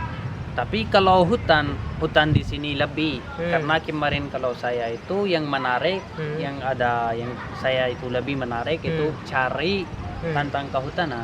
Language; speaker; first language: Indonesian; non-native, learner; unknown